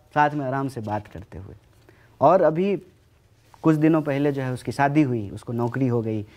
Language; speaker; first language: Hindi; native; Hindi